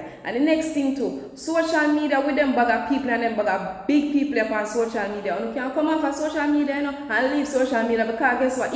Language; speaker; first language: English; non-native, local second language; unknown